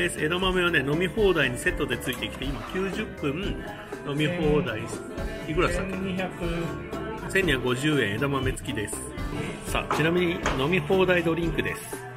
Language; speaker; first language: Japanese; native; Japanese